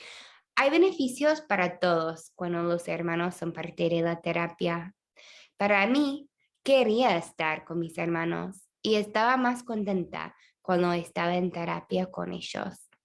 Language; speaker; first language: Spanish; non-native, fluent; English